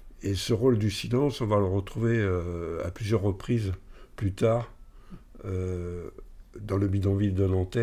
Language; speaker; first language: French; native; French